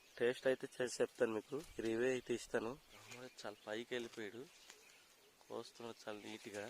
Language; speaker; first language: Telugu; non-native, local second language; Odia